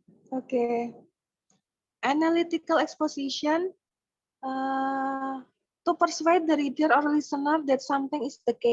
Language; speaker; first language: English; non-native, fluent; Indonesian